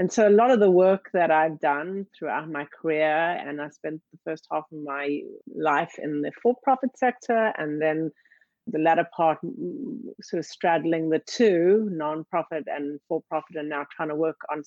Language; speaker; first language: English; native; English